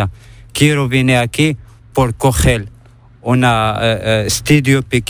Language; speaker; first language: Spanish; non-native, learner; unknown